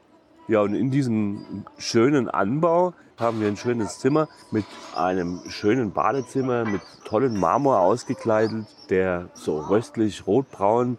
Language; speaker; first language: German; native; German